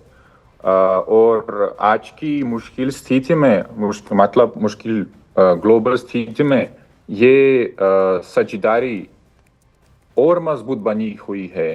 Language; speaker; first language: Hindi; non-native, fluent; Russian